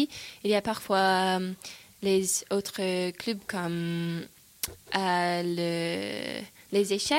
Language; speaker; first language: French; non-native, learner; English